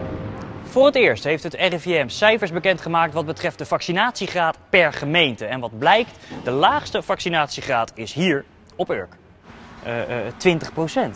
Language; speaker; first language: Dutch; native; Dutch